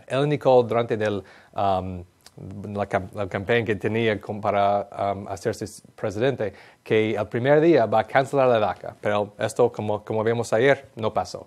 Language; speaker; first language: Spanish; non-native, fluent; English